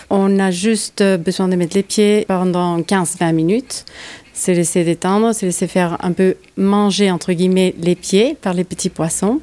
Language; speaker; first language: French; non-native, fluent; Spanish